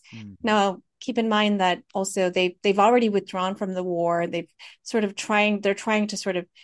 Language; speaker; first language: English; early bilingual, other home language; Hmong